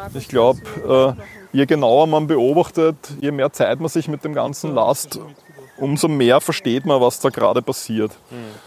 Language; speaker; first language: German; native; German